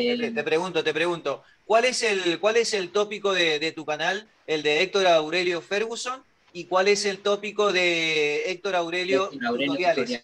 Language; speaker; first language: Spanish; native; Spanish